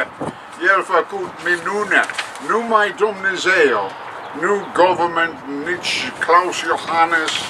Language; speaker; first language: Romanian; non-native, learner; English